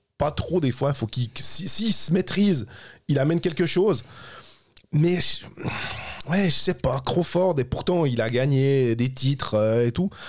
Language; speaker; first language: French; native; French